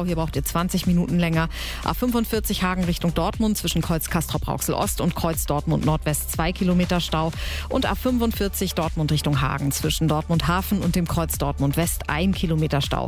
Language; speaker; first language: German; native; German